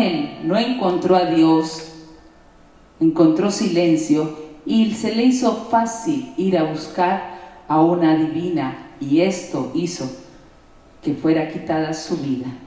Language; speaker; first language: Spanish; native; Spanish